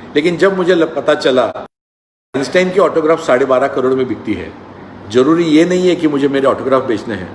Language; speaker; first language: Hindi; non-native, local second language; Marathi